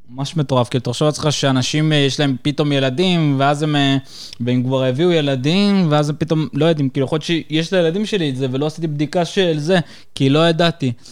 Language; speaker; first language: Hebrew; early bilingual, other home language; Russian